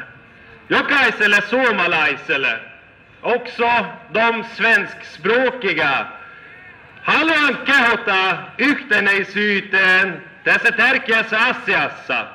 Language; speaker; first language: Finnish; non-native, fluent; Swedish